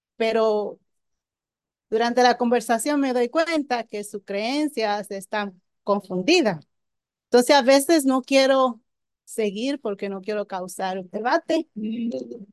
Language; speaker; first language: Spanish; early bilingual, heritage; Spanish